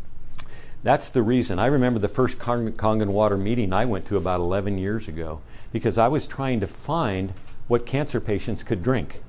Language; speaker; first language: English; native; English